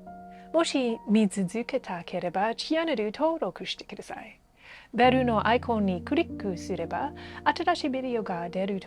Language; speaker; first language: Japanese; non-native, learner; English